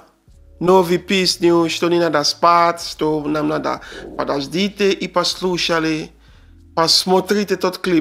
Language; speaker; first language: Russian; non-native, learner; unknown